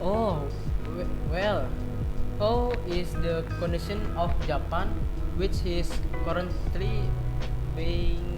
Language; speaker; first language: English; non-native, learner; Indonesian